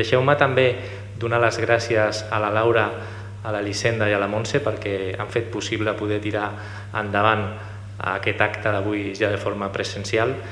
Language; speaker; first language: Catalan; native; Catalan